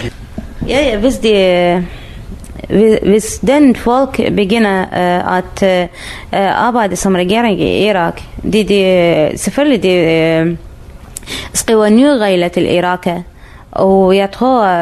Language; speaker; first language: Danish; non-native, learner; Arabic